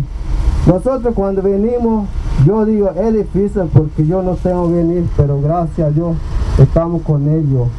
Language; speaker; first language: Spanish; non-native, local second language; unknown